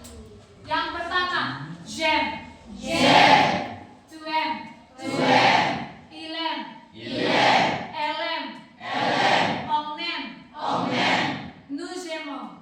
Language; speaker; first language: French; non-native, learner; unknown